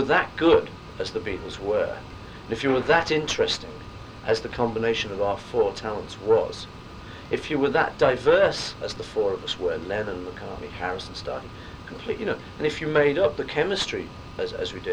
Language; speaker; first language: English; native; English